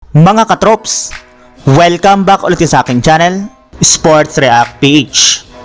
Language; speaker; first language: Filipino; native; Filipino